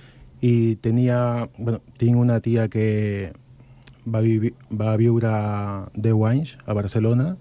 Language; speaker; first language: Catalan; non-native, learner; Spanish